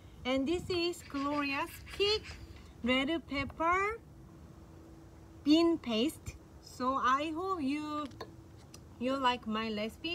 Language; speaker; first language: English; non-native, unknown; Korean